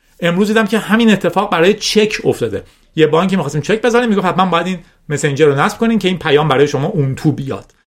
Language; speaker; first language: Persian; non-native, local second language; Azerbaijani